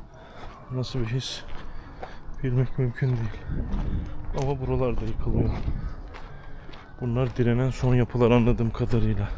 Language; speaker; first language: Turkish; native; Turkish